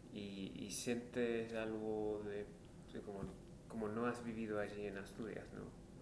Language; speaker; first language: Spanish; non-native, fluent; English